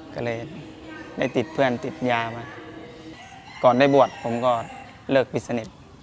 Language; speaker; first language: Thai; native; Thai